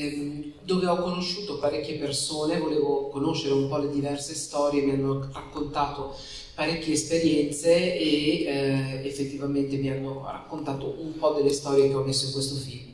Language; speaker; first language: Italian; native; Italian